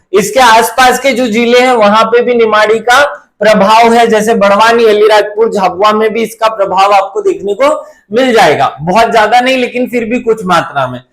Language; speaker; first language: Hindi; native; Hindi